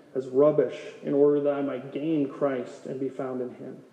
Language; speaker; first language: English; native; English